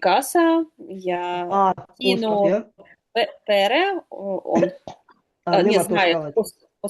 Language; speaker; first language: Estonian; non-native, learner; Russian